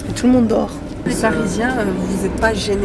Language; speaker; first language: French; native; French